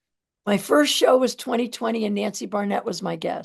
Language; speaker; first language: English; native; English